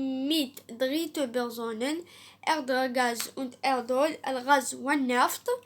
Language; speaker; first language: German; non-native, learner; Arabic